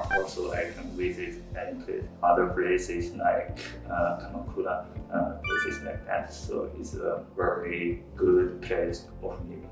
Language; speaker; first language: English; non-native, fluent; Chinese